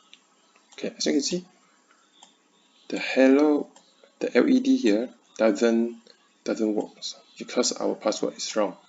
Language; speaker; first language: English; non-native, learner; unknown